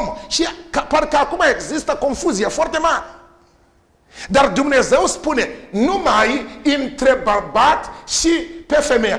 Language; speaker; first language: Romanian; non-native, learner; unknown